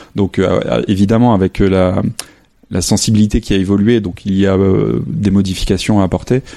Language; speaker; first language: French; native; French